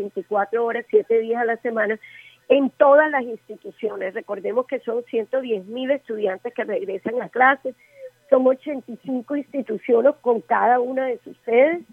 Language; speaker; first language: Spanish; native; Spanish